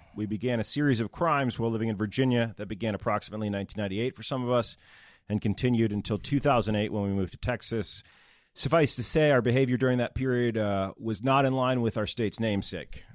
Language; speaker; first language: English; native; English